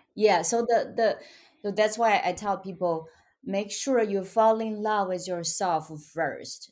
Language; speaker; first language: English; non-native, fluent; Chinese